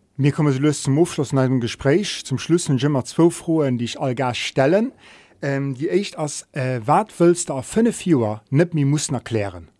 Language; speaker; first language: Luxembourgish; native; Luxembourgish